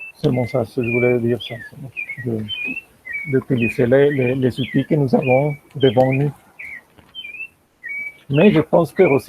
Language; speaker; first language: French; non-native, fluent; Spanish